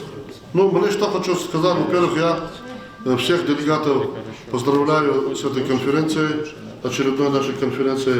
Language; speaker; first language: Russian; non-native, local second language; Lezghian